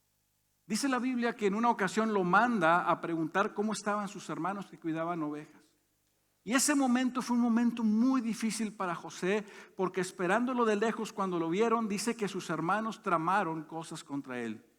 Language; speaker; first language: Spanish; native; Spanish